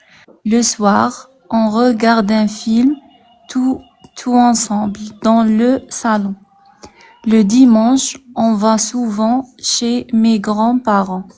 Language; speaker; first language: French; non-native, learner; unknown